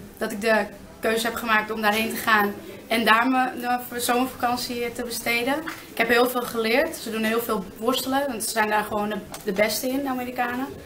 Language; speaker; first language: Dutch; early bilingual, other home language; Arabic